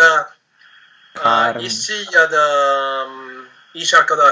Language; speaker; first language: Turkish; non-native, learner; Spanish